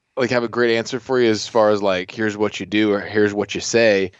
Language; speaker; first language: English; native; English